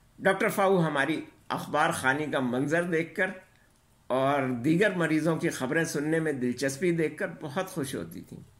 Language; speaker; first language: Urdu; native; Urdu